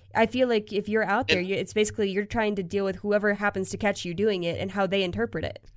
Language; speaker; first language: English; native; English